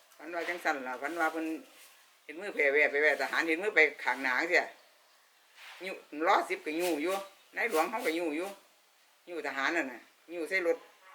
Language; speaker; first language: Thai; native; Thai